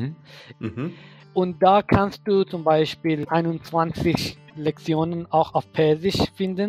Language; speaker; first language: German; non-native, fluent; Persian